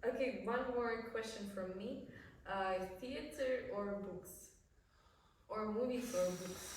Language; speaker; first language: English; non-native, fluent; Polish